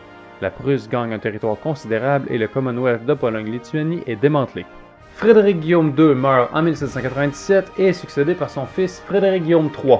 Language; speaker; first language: French; native; French